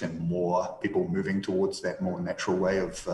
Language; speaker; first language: English; native; English